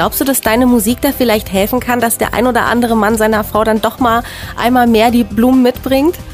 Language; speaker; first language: German; native; German